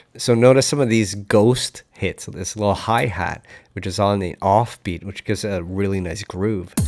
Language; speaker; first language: English; native; English